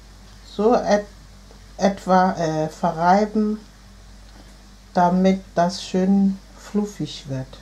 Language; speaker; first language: German; non-native, fluent; Akan